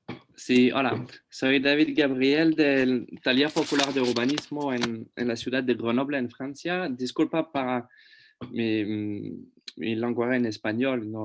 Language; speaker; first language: Spanish; non-native, fluent; French